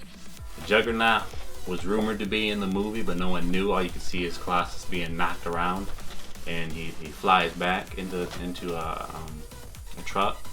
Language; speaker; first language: English; native; English